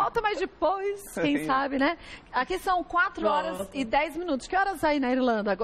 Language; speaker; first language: Portuguese; native; Portuguese